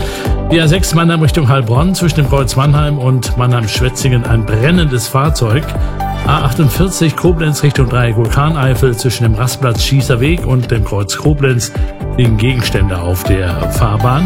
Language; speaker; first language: German; native; German